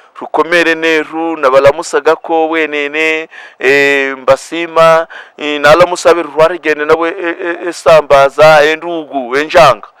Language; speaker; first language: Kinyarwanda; non-native, local second language; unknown